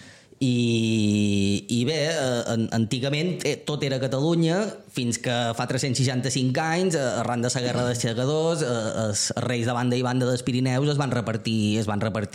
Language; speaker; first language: Catalan; native; Catalan